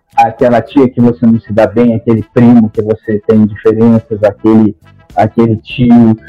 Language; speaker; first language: Portuguese; native; Portuguese